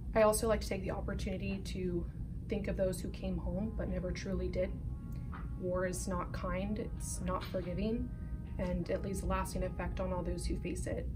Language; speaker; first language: English; native; English